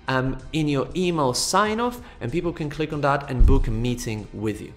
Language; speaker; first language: English; non-native, fluent; Polish